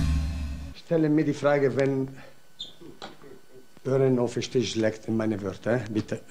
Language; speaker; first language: German; non-native, learner; Italian